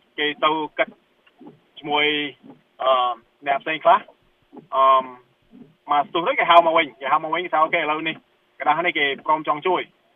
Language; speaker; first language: Khmer; early bilingual, heritage; Khmer